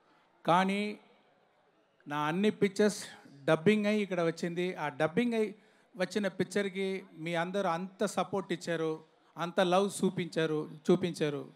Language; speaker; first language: Telugu; non-native, learner; Tamil